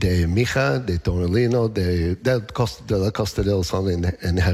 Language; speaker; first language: Spanish; non-native, learner; English